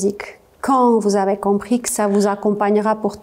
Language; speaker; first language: French; non-native, fluent; Armenian